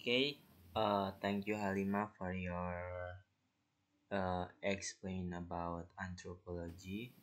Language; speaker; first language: English; non-native, learner; Indonesian